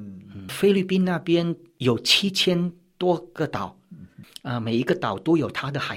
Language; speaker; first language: Chinese; early bilingual, heritage; Chinese